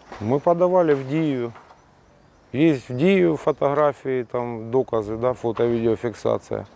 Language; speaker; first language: Russian; native; Russian